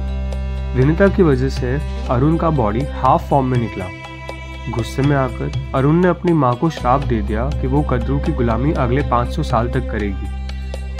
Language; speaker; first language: Hindi; native; Hindi